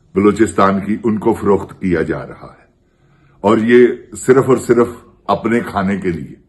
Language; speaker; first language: Urdu; non-native, local second language; Punjabi